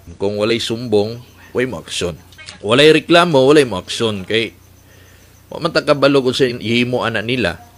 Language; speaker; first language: Cebuano; native; Cebuano